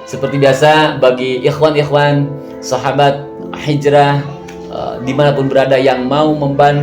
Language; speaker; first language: Indonesian; native; Indonesian